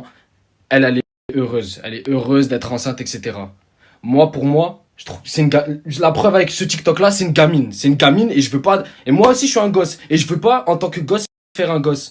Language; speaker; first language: French; native; French